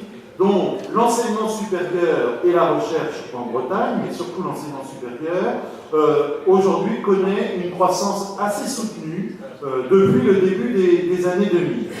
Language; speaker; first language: French; native; French